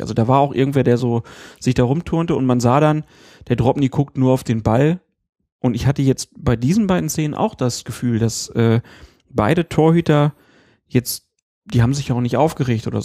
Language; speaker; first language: German; native; German